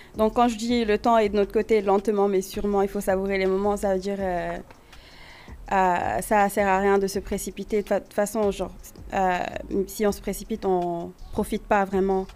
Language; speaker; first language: French; non-native, local second language; Wolof